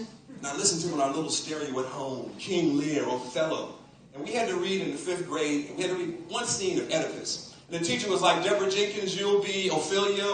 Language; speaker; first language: English; native; English